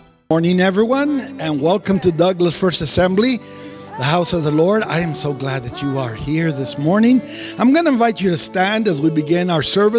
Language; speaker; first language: English; early bilingual, other home language; Spanish